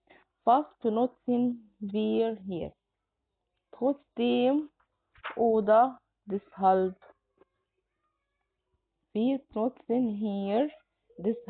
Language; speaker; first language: German; non-native, fluent; Arabic